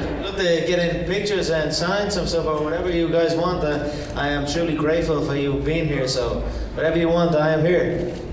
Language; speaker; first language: English; native; English